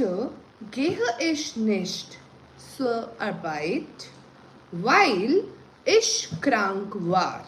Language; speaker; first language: German; non-native, learner; Hindi